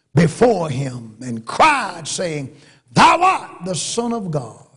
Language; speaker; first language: English; native; English